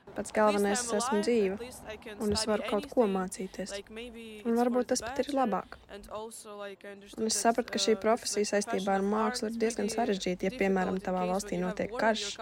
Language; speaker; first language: Latvian; non-native, fluent; Russian